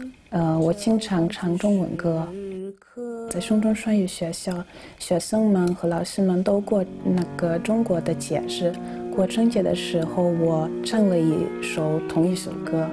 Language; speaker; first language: Chinese; non-native, fluent; Hungarian